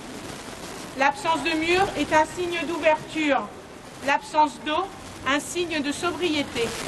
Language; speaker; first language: French; native; French